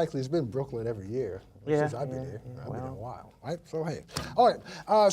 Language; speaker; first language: English; native; English